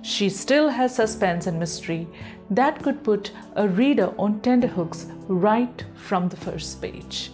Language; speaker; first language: English; non-native, local second language; Malayalam